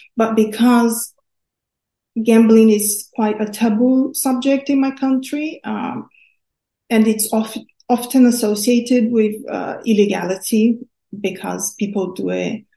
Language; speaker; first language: English; non-native, fluent; Portuguese